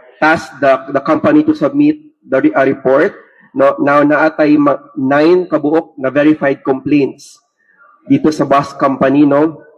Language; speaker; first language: Cebuano; native; Cebuano